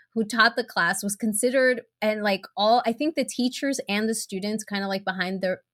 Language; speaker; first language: English; early bilingual, other home language; Spanish